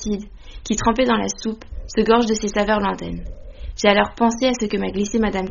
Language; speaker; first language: French; native; French